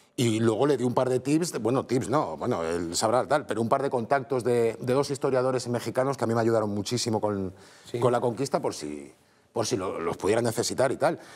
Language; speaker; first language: Spanish; native; Spanish